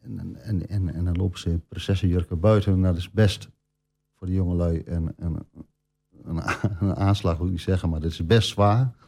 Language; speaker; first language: Dutch; native; Dutch